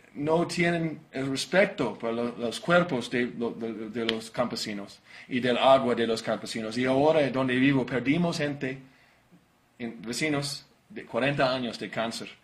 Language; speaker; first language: Spanish; non-native, learner; English